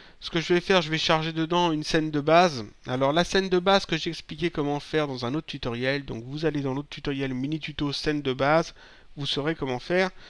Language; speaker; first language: French; native; French